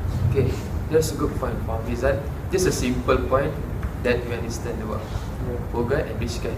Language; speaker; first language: English; non-native, local second language; Malay